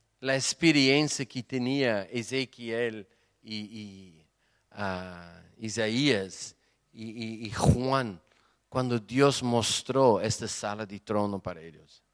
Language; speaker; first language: Spanish; non-native, fluent; Portuguese